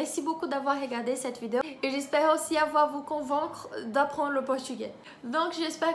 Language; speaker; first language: French; non-native, fluent; Portuguese